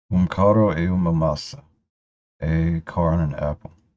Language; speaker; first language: Portuguese; non-native, learner; English